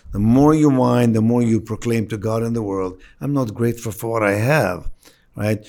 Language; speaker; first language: English; non-native, fluent; Arabic